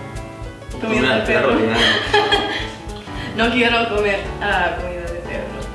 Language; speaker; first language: Spanish; non-native, learner; English